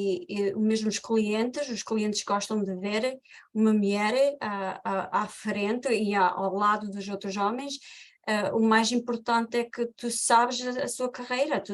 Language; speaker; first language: Portuguese; early bilingual, heritage; Portuguese